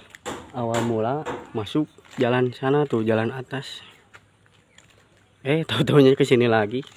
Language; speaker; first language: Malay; non-native, local second language; Sundanese